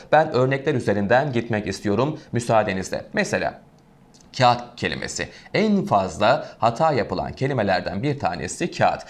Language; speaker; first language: Turkish; native; Turkish